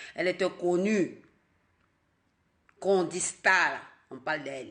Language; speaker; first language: French; non-native, local second language; Dyula